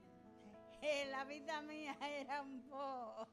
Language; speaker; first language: Italian; non-native, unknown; Spanish